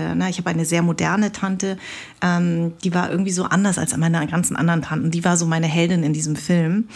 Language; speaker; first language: German; early bilingual, other home language; Vietnamese